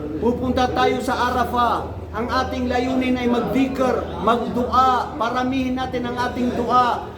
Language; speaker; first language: Filipino; non-native, local second language; Maranao